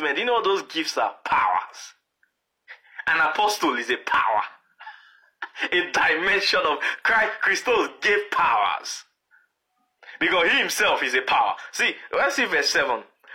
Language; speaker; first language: English; non-native, local second language; Yoruba